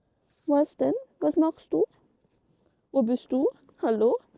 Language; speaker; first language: German; non-native, learner; Indonesian